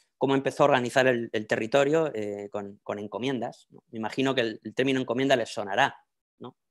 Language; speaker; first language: Spanish; native; Spanish